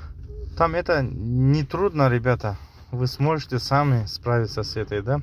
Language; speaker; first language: Russian; non-native, local second language; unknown